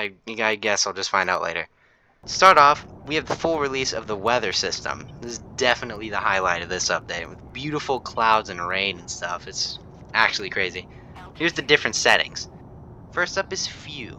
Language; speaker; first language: English; native; English